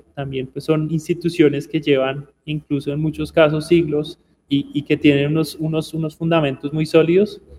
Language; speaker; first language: Spanish; native; Spanish